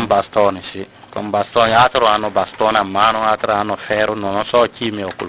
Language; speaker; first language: Italian; non-native, learner; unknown